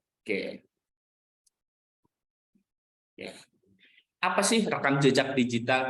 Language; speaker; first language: Indonesian; native; Indonesian